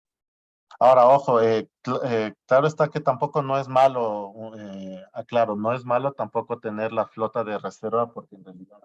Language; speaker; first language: Spanish; native; Spanish